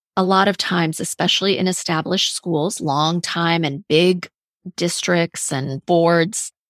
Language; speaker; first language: English; native; English